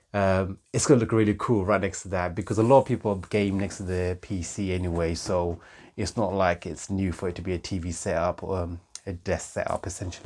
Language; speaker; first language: English; native; English